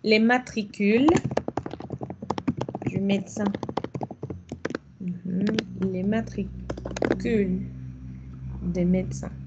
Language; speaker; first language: French; non-native, fluent; Spanish